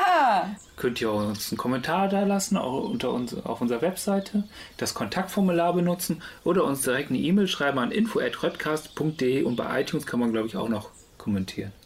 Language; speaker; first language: German; native; German